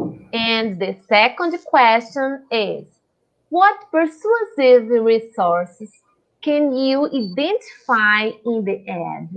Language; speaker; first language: English; non-native, fluent; Portuguese